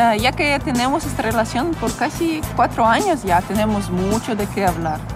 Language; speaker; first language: Spanish; non-native, fluent; Russian